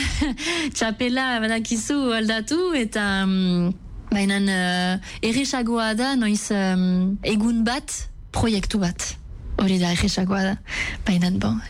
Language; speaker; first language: Basque; non-native, local second language; French